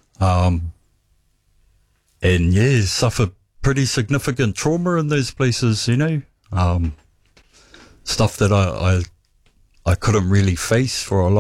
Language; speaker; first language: English; native; English